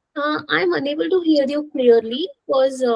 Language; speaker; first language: English; non-native, local second language; Hindi